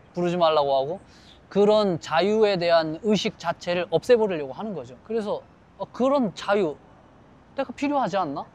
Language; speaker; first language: Korean; native; Korean